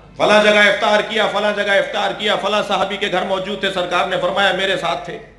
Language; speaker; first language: Urdu; native; Urdu